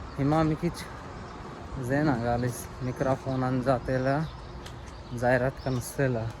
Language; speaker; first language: Armenian; non-native, learner; Hindi